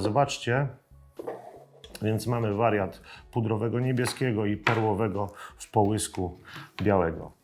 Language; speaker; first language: Polish; native; Polish